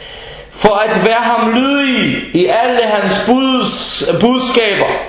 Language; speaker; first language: Danish; non-native, fluent; Arabic